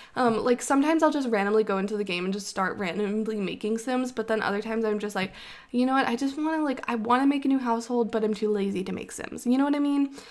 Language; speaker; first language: English; native; English